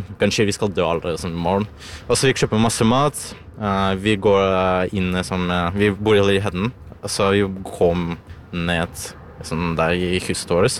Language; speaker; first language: Norwegian; non-native, learner; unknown